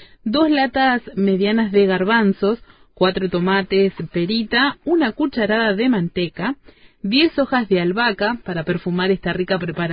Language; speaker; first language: Spanish; native; Spanish